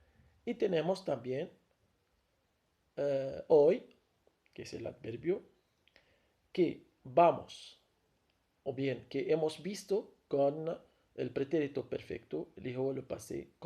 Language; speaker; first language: Spanish; non-native, fluent; Arabic